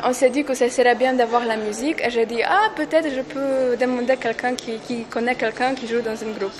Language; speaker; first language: French; non-native, fluent; Polish